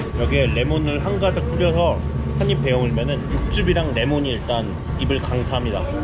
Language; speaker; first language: Korean; native; Korean